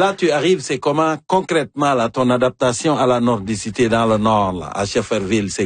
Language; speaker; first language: French; native; French